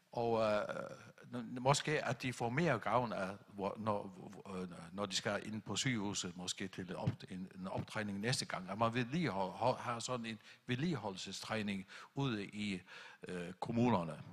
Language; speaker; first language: Danish; non-native, local second language; Faroese